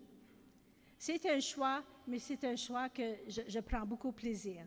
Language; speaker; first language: French; native; French